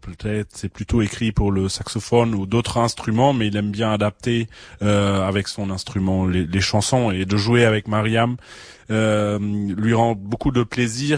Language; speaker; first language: French; non-native, fluent; German